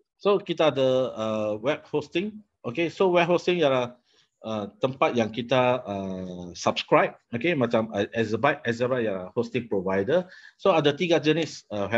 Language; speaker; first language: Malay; non-native, local second language; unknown